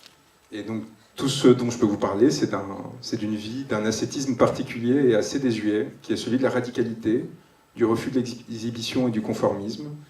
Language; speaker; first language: French; native; French